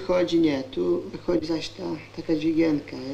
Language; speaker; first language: Polish; native; Polish